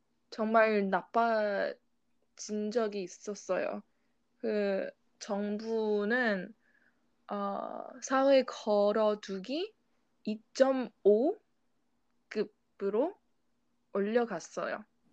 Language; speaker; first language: Korean; non-native, fluent; English